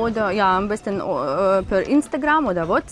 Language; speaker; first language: German; non-native, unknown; Ukrainian